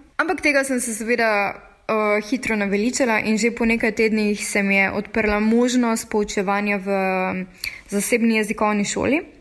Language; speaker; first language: Slovenian; native; Slovenian